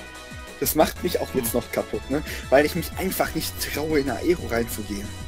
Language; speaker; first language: German; native; German